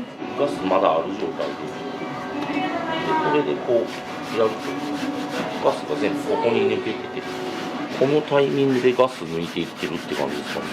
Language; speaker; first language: Japanese; native; Japanese